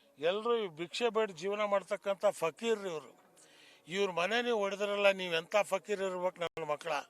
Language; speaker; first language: Kannada; non-native, local second language; Urdu